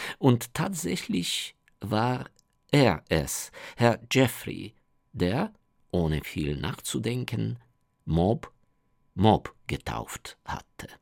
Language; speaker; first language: German; non-native, fluent; Ukrainian